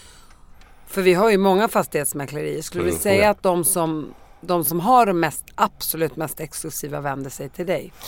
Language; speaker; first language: Swedish; native; Swedish